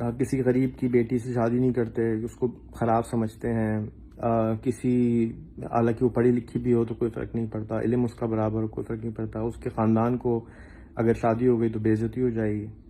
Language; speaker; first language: Urdu; native; Urdu